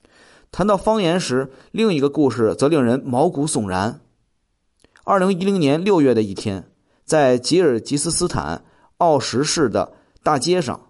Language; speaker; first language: Chinese; native; Chinese